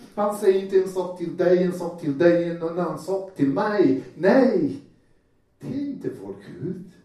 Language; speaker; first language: Swedish; non-native, fluent; Portuguese